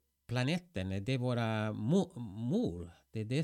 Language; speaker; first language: Swedish; non-native, fluent; Spanish